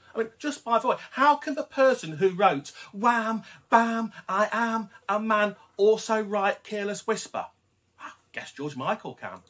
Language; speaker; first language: English; native; English